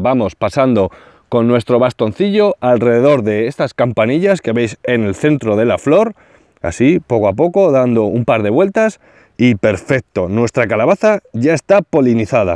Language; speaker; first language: Spanish; native; Spanish